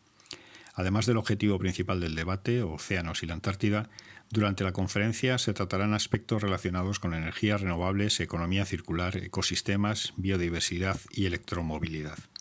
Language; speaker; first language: Spanish; native; Spanish